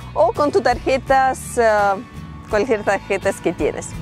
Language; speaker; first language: Spanish; non-native, fluent; Ukrainian